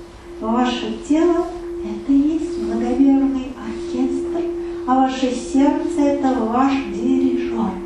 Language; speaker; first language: Russian; native; Russian